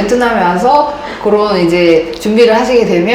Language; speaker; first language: Korean; native; Korean